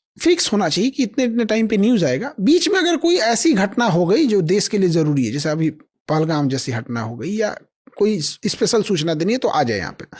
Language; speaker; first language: Hindi; native; Hindi